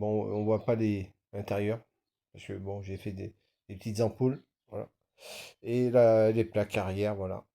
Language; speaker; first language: French; native; French